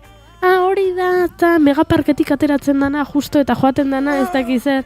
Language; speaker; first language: Basque; native; Basque